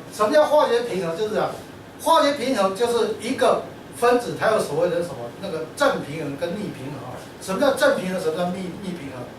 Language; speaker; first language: Chinese; native; Chinese